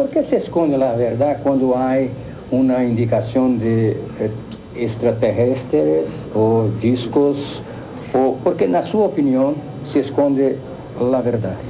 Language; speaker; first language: Spanish; non-native, fluent; Portuguese